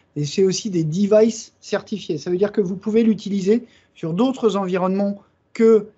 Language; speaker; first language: French; native; French